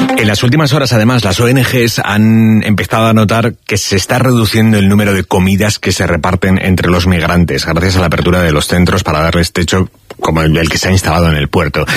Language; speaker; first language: Spanish; native; Spanish